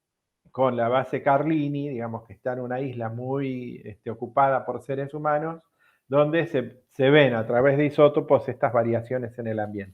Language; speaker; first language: Spanish; native; Spanish